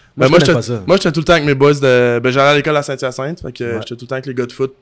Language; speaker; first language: French; native; French